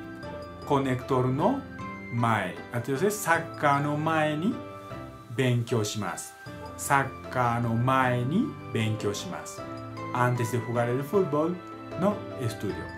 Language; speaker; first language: Spanish; non-native, learner; Japanese